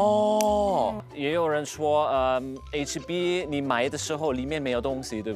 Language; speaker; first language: Chinese; non-native, fluent; German